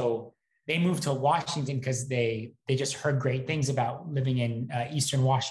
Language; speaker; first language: English; native; English